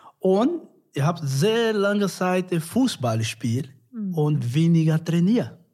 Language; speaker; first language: German; non-native, learner; Portuguese